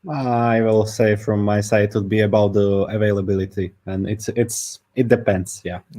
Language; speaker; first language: English; non-native, fluent; Slovak